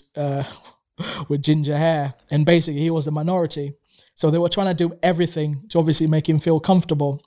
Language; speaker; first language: English; non-native, local second language; Swahili